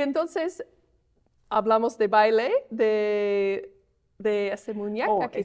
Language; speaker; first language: Spanish; non-native, fluent; English